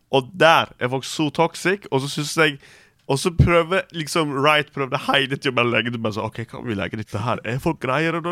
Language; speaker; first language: Norwegian; early bilingual, other home language; Turkish